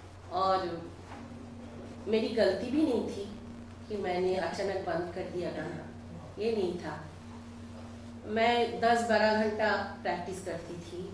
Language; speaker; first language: Hindi; non-native, local second language; Bangla